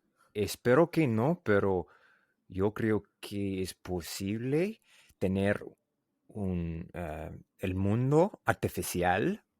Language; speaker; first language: Spanish; non-native, learner; English